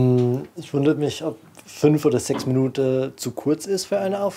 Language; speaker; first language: German; non-native, fluent; English